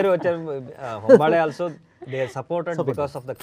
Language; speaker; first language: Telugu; non-native, learner; Kannada